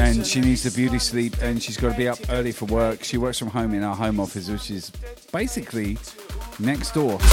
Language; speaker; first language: English; native; English